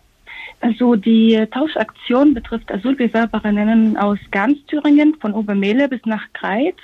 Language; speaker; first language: German; non-native, fluent; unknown